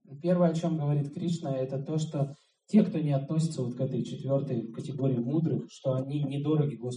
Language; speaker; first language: Russian; native; Russian